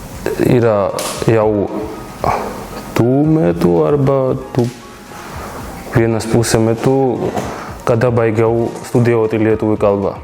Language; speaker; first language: Lithuanian; non-native, learner; Georgian